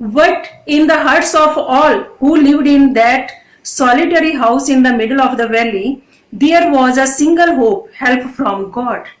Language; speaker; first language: English; non-native, local second language; Punjabi